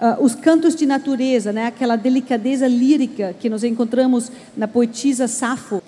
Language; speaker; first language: Portuguese; non-native, fluent; German